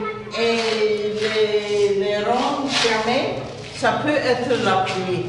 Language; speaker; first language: French; non-native, fluent; English